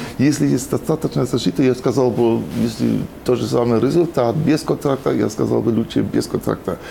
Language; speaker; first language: Russian; non-native, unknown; German